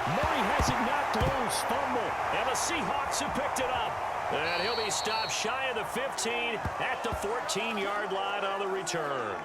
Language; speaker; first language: English; native; English